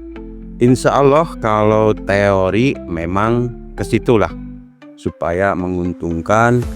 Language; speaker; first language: Indonesian; non-native, local second language; Sundanese